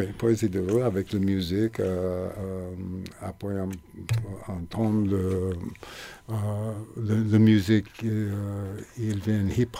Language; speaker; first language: French; non-native, learner; English